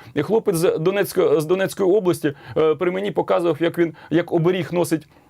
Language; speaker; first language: Ukrainian; native; Ukrainian